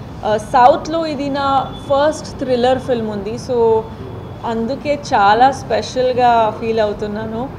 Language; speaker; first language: Telugu; non-native, fluent; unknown